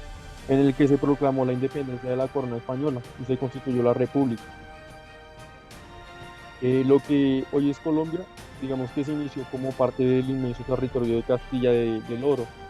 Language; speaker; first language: Spanish; native; Spanish